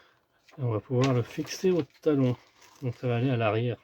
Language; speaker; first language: French; native; French